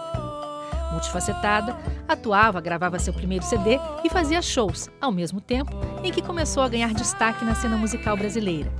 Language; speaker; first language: Portuguese; native; Portuguese